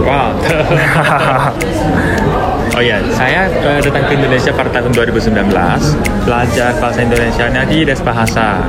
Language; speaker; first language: Indonesian; non-native, fluent; Japanese